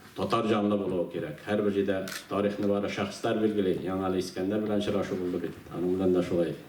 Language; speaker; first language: Tatar; native; Tatar